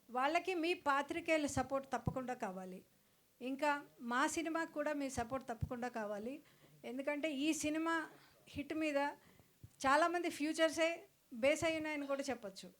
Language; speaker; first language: Telugu; native; Telugu